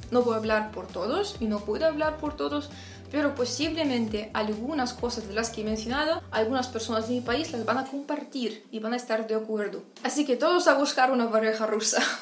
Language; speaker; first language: Spanish; non-native, fluent; Russian